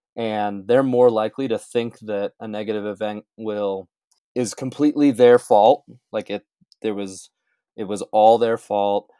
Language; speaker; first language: English; native; English